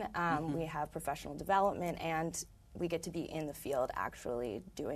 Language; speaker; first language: English; native; English